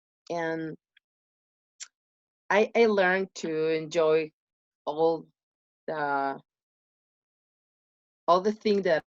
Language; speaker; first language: English; non-native, learner; Spanish